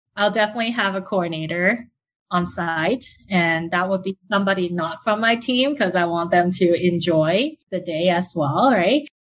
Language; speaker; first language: English; early bilingual, other home language; Chinese